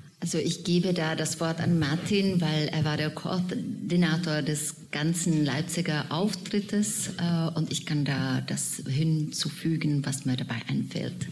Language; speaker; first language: German; non-native, fluent; Czech